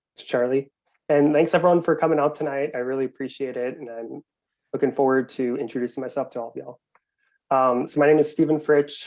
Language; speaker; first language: English; native; English